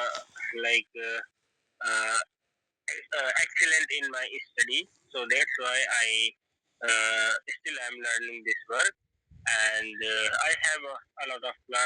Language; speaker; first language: English; non-native, learner; Hindi